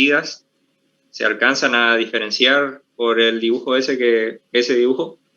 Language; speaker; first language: Spanish; native; Spanish